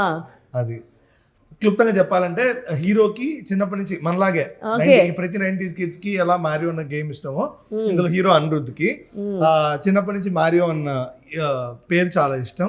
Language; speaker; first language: Telugu; native; Telugu